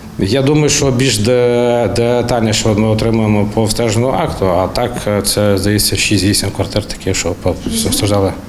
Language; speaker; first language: Ukrainian; native; Ukrainian